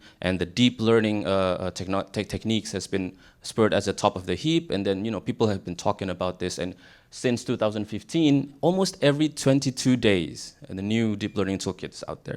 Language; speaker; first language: English; non-native, fluent; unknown